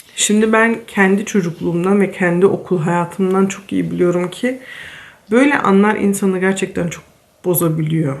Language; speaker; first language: Turkish; early bilingual, other home language; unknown